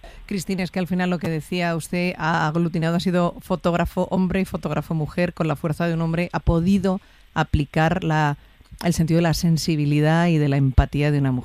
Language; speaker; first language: Spanish; native; Spanish